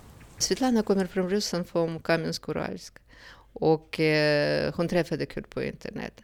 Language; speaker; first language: Swedish; non-native, fluent; Russian